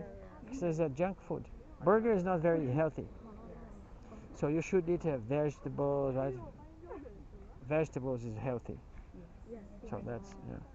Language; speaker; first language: English; non-native, learner; Chinese